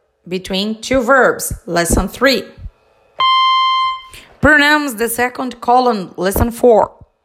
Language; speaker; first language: English; non-native, learner; Portuguese